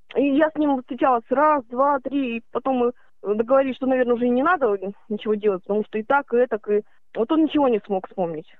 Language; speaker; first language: Russian; native; Russian